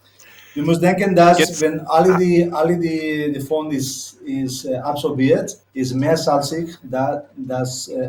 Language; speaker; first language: German; non-native, learner; Spanish